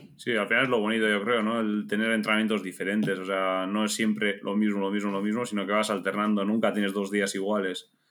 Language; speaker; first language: Spanish; native; Spanish